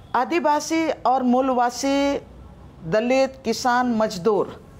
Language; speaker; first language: Hindi; non-native, local second language; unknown